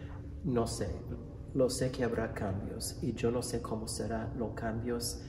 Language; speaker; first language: Spanish; non-native, fluent; English